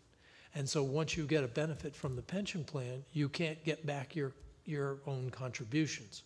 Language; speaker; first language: English; native; English